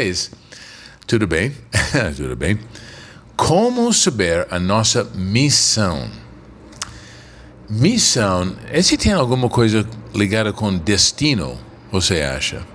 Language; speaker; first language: Portuguese; non-native, fluent; English